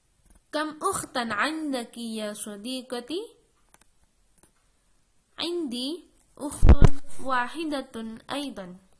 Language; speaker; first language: Arabic; non-native, fluent; Indonesian